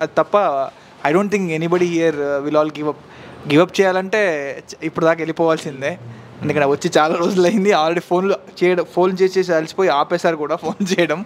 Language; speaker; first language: Telugu; native; Telugu